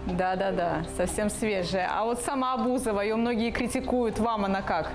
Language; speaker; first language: Russian; native; Russian